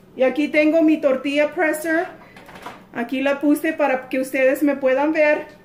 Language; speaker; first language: Spanish; early bilingual, heritage; Spanish